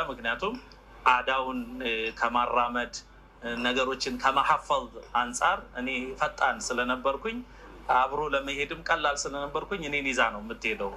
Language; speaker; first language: Amharic; non-native, local second language; Oromo